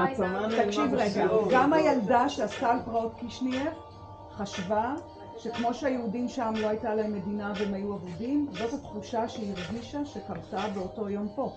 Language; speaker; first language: Hebrew; native; Hebrew